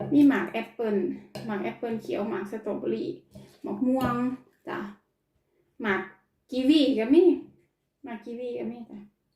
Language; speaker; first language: Thai; native; Thai